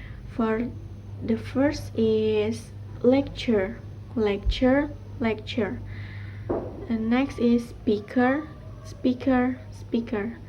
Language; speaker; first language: English; non-native, learner; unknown